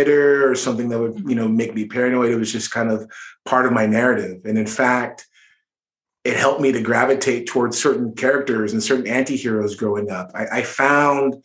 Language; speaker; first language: English; native; English